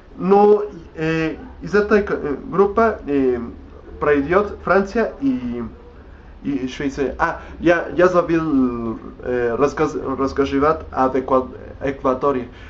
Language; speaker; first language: Russian; non-native, learner; Spanish